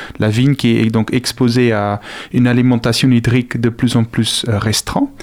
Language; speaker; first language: French; non-native, fluent; Afrikaans